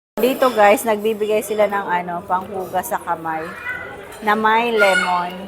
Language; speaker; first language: Filipino; native; Filipino